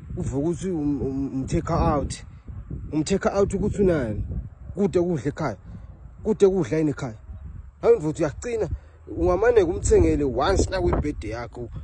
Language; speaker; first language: Zulu; non-native, local second language; Swati